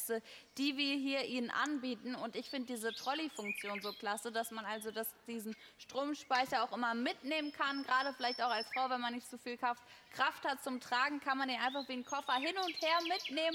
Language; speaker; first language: German; native; German